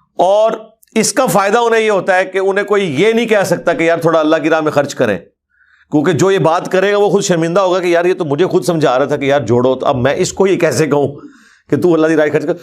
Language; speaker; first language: Urdu; non-native, local second language; Punjabi